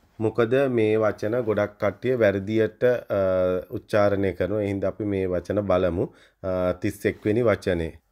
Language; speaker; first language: Sinhala; native; Sinhala